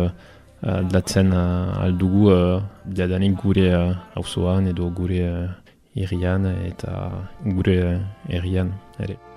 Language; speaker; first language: Basque; non-native, fluent; Italian